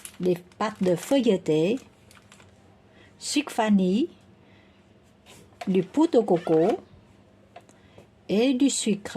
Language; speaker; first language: French; non-native, learner; Vietnamese